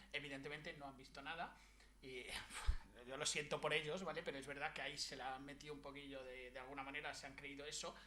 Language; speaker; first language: Spanish; native; Spanish